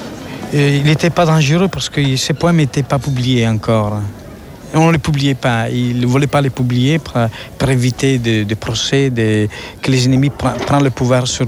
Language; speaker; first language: French; non-native, fluent; Italian